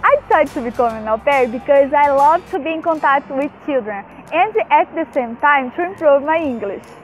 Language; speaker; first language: English; non-native, learner; Portuguese